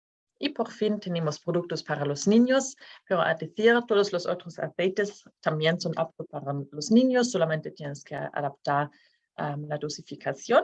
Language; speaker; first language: Spanish; non-native, fluent; Norwegian